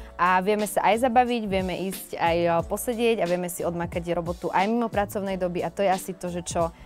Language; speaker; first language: Slovak; native; Slovak